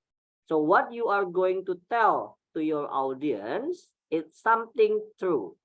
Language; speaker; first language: English; non-native, fluent; Indonesian